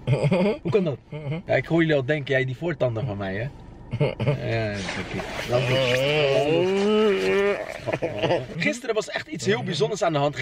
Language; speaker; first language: Dutch; native; Dutch